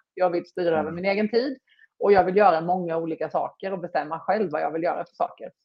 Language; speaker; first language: Swedish; native; Swedish